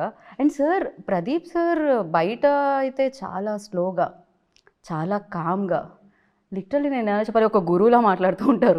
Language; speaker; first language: Telugu; native; Telugu